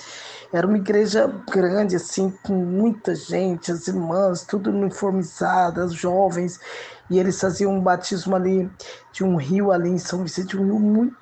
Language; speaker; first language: Portuguese; native; Portuguese